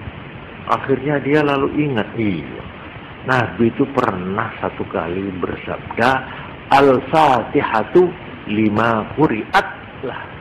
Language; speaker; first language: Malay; non-native, local second language; Javanese